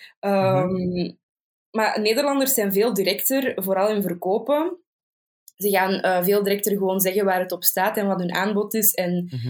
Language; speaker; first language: Dutch; native; Dutch